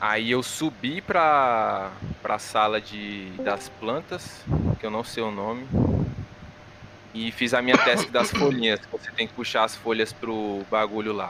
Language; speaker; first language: Portuguese; native; Portuguese